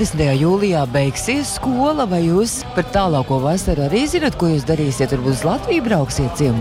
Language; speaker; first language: Latvian; native; Latvian